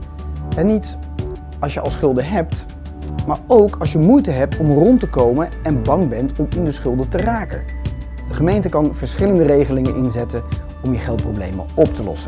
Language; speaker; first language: Dutch; native; Dutch